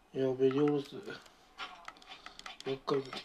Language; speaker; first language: Japanese; native; Japanese